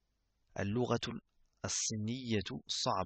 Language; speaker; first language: Arabic; non-native, fluent; French